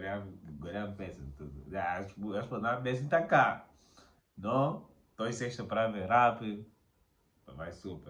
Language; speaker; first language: Bulgarian; non-native, learner; Portuguese